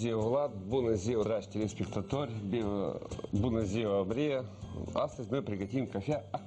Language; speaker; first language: Romanian; non-native, learner; Russian